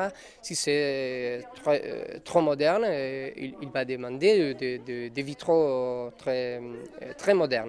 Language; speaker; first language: French; non-native, learner; Spanish